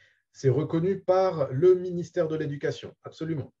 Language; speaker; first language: French; native; French